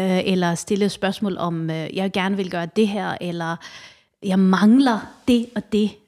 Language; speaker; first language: Danish; early bilingual, other home language; Arabic